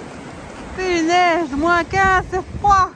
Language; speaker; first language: French; native; French